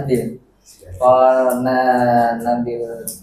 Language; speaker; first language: English; non-native, learner; Indonesian